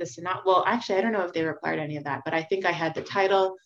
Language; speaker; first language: English; native; English